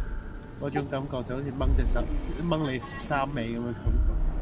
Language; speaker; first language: Chinese; native; Chinese